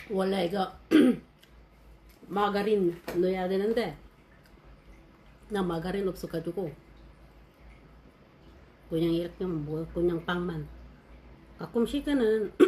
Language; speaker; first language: Korean; non-native, fluent; Iloko